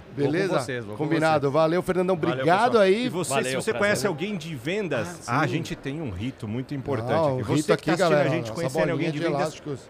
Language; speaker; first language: Portuguese; native; Portuguese